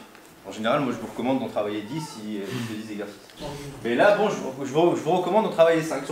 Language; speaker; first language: French; native; French